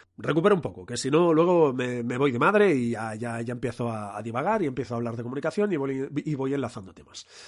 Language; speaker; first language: Spanish; non-native, local second language; Catalan